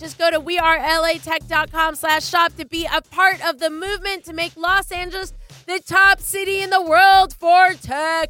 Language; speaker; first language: English; native; English